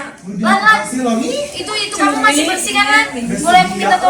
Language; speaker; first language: Indonesian; native; Indonesian